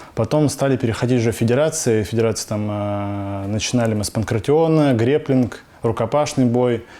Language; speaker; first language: Russian; native; Russian